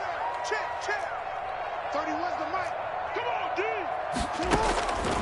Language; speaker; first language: English; native; English